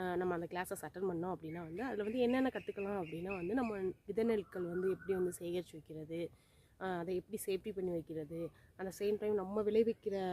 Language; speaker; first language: Tamil; native; Tamil